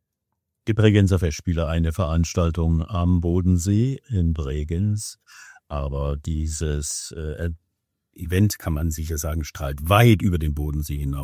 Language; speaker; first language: German; native; German